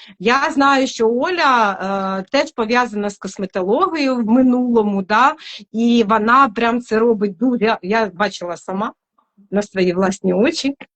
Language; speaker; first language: Ukrainian; non-native, local second language; Russian